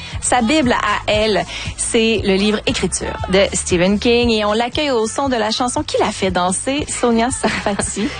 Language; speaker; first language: French; native; French